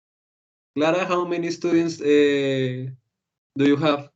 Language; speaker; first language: English; non-native, learner; Spanish